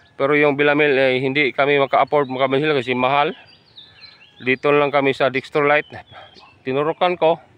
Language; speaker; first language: Filipino; non-native, local second language; Cebuano